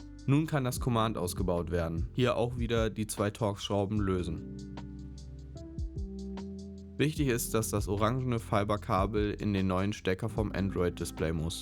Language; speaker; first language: German; native; German